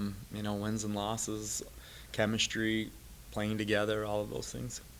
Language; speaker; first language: English; native; English